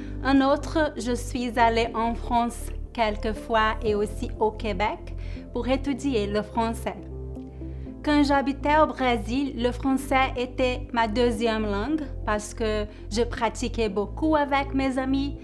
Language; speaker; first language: French; non-native, fluent; Portuguese